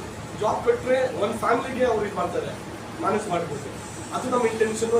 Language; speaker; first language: Kannada; non-native, local second language; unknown